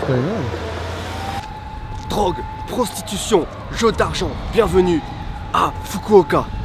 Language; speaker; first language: French; native; French